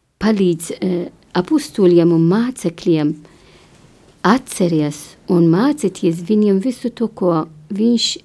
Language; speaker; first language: Latvian; non-native, learner; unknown